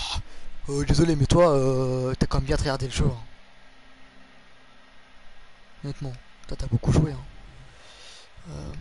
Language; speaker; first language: French; native; French